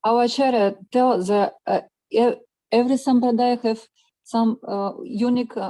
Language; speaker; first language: English; non-native, learner; Russian